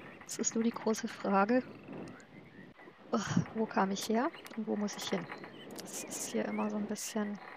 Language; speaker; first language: German; native; German